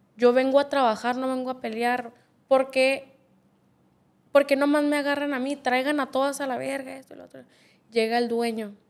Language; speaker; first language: Spanish; native; Spanish